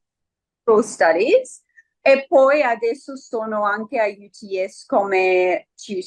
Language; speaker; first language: Italian; early bilingual, heritage; Friulian